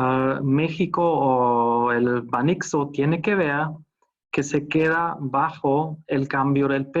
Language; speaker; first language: Spanish; non-native, fluent; German